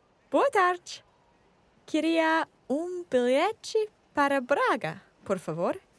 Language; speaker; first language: Portuguese; non-native, learner; English